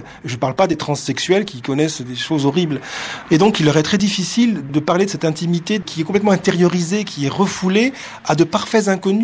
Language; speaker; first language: French; native; French